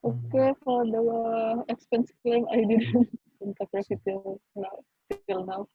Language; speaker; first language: English; non-native, learner; Indonesian